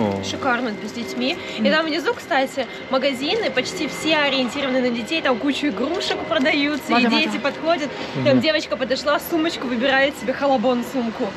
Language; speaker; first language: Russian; native; Russian